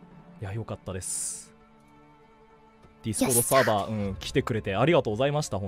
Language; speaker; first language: Japanese; native; Japanese